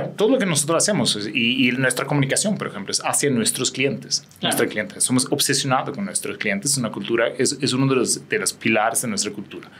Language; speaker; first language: Spanish; non-native, fluent; Swedish